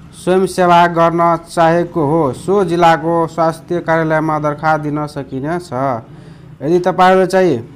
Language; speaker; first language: Nepali; non-native, local second language; Maithili